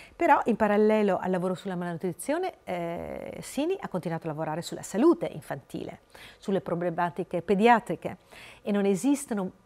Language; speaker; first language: Italian; native; Italian